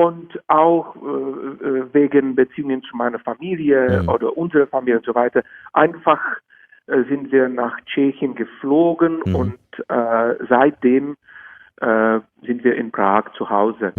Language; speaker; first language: German; non-native, fluent; Czech